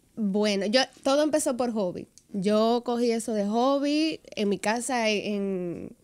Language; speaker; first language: Spanish; native; Spanish